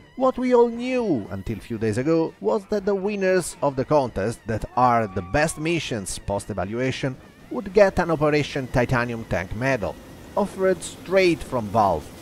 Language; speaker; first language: English; non-native, fluent; Italian